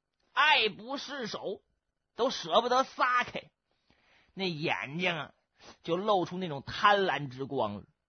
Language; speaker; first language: Chinese; native; Chinese